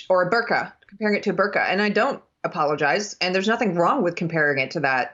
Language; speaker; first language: English; native; English